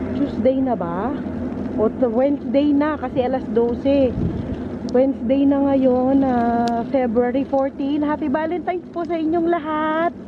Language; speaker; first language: Filipino; non-native, local second language; Pampanga